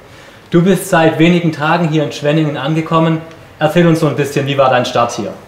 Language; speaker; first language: German; native; German